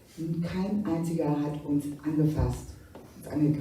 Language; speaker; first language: German; native; German